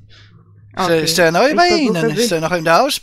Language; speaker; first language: German; native; German